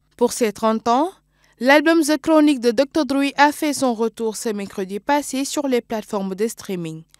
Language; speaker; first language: French; non-native, local second language; Wolof